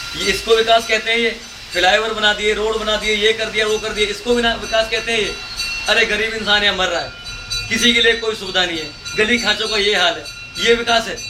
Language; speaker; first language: Hindi; native; Hindi